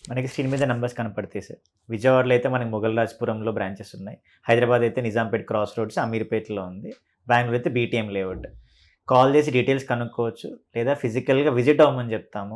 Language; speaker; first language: Telugu; native; Telugu